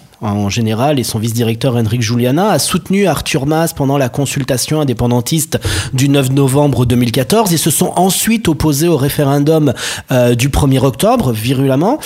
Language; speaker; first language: French; native; French